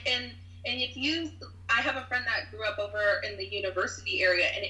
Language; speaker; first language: English; native; English